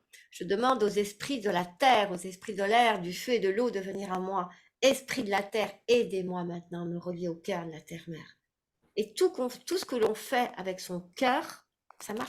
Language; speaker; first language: French; native; French